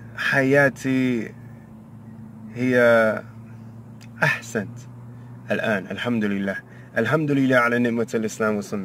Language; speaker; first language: Arabic; non-native, learner; English